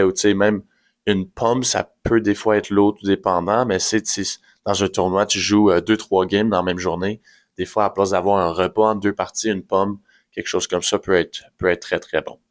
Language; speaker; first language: French; native; French